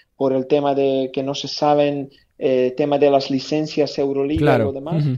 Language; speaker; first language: Spanish; non-native, fluent; Serbian